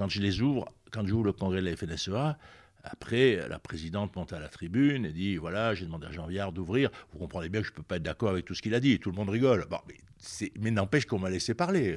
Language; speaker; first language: French; native; French